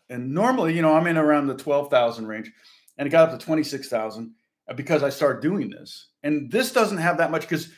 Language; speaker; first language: English; native; English